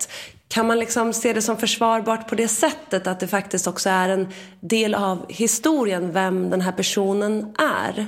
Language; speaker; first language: Swedish; native; Swedish